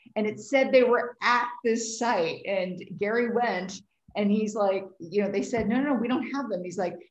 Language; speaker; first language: English; native; English